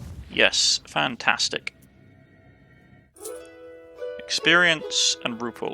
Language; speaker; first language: English; native; English